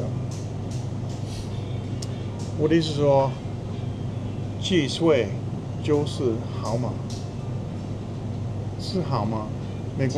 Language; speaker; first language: Chinese; non-native, fluent; English